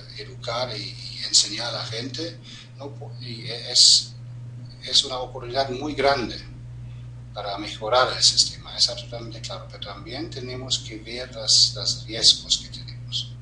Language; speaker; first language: Spanish; non-native, fluent; German